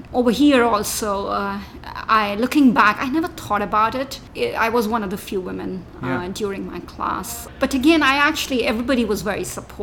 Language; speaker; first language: English; non-native, local second language; Hindi